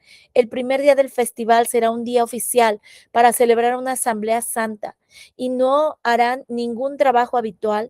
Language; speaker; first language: Spanish; native; Spanish